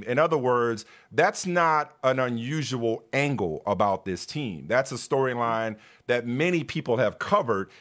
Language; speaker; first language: English; native; English